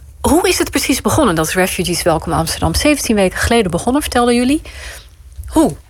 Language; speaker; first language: Dutch; native; Dutch